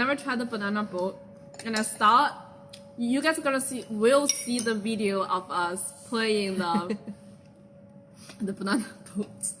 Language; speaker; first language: English; non-native, fluent; Chinese